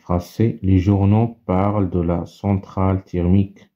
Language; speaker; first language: French; non-native, local second language; Arabic